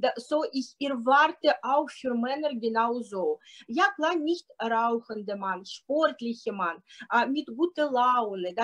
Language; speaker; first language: German; non-native, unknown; Russian